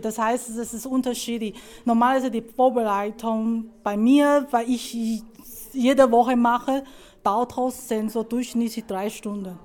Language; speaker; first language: German; non-native, learner; Chinese